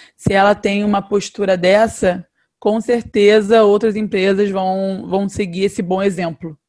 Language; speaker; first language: Portuguese; native; Portuguese